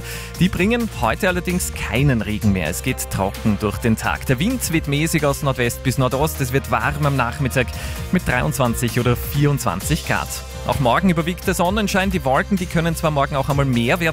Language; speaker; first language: German; native; German